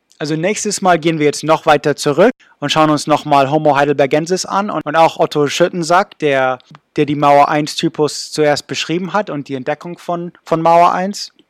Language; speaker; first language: German; non-native, fluent; English